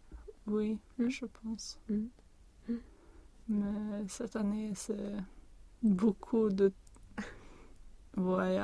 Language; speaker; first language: French; non-native, learner; Swedish